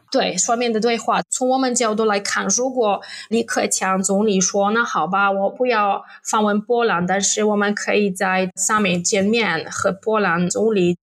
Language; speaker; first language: Chinese; non-native, fluent; Polish